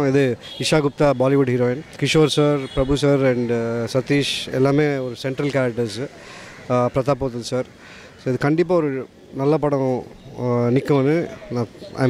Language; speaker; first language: Tamil; non-native, learner; Telugu